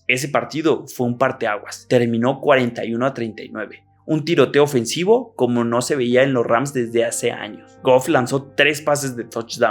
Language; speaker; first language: Spanish; native; Spanish